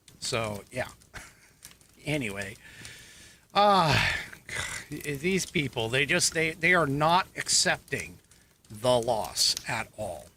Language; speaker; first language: English; native; English